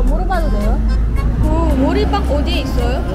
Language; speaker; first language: Korean; non-native, learner; Filipino